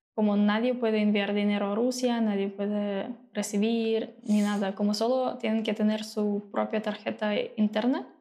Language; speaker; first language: Spanish; non-native, fluent; Ukrainian